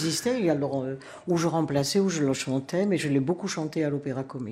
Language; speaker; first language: French; native; French